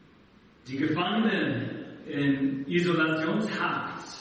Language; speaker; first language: German; non-native, fluent; English